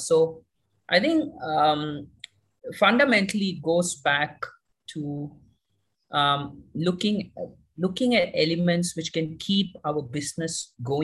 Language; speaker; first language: English; non-native, local second language; Malayalam